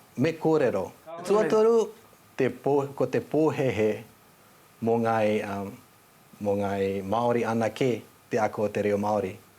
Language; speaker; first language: Māori; non-native, fluent; Nepali